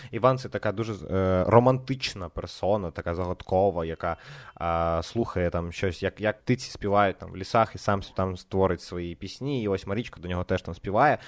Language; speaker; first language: Ukrainian; non-native, local second language; Russian